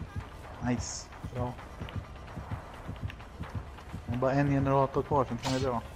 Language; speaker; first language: Swedish; native; Swedish